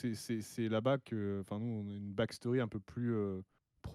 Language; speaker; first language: French; native; French